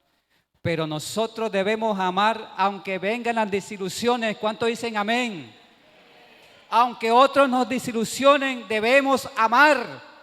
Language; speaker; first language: Spanish; native; Spanish